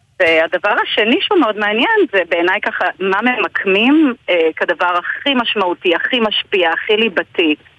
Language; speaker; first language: Hebrew; native; Hebrew